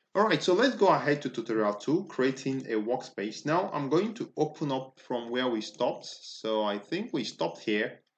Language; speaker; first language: English; non-native, local second language; Igbo